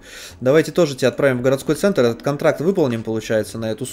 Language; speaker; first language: Russian; native; Russian